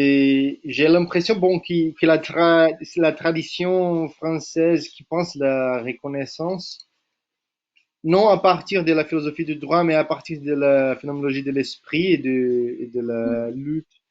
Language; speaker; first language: French; non-native, fluent; Portuguese